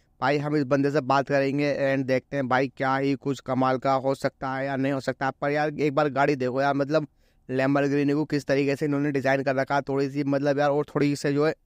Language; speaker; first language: Hindi; native; Hindi